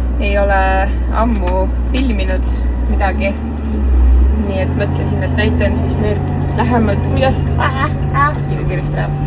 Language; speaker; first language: Estonian; native; Estonian